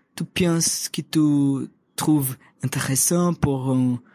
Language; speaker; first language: French; non-native, learner; Portuguese